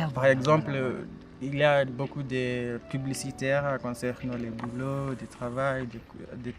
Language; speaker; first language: French; non-native, learner; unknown